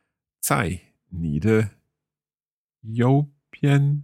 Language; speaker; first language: Chinese; non-native, learner; English